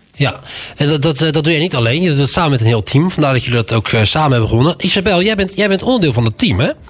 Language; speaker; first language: Dutch; native; Dutch